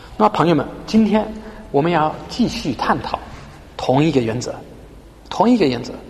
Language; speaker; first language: Chinese; non-native, fluent; English